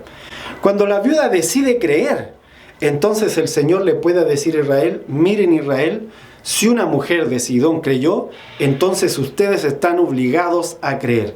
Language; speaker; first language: Spanish; native; Spanish